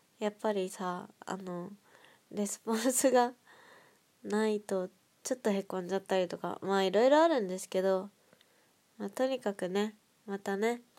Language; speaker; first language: Japanese; native; Japanese